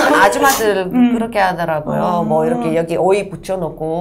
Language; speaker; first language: Korean; non-native, fluent; Russian